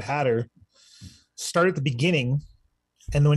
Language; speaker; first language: English; native; English